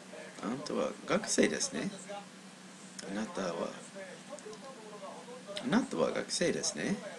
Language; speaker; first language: Japanese; non-native, learner; English